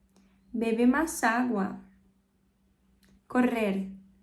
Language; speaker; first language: Spanish; non-native, fluent; Portuguese